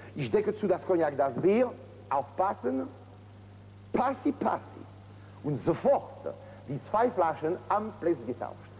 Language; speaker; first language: German; non-native, fluent; French